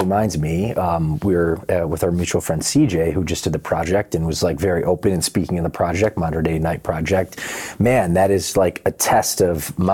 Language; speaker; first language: English; native; English